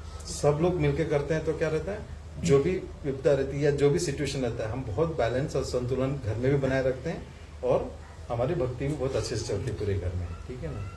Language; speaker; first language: Hindi; native; Hindi